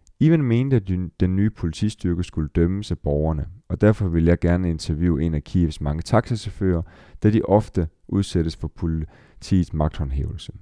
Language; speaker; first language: Danish; native; Danish